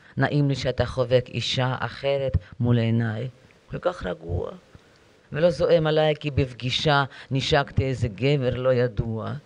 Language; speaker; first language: Hebrew; non-native, fluent; Russian